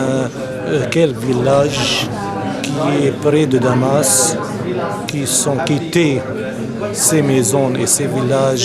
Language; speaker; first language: French; non-native, learner; Arabic